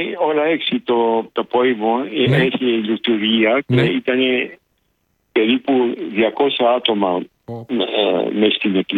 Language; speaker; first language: Greek; non-native, local second language; Arabic